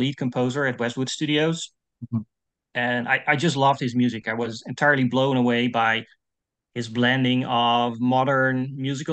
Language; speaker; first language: English; non-native, fluent; Dutch